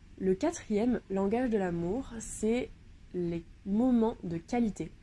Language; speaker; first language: French; native; French